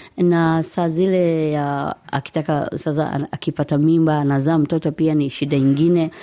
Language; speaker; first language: Swahili; non-native, fluent; Somali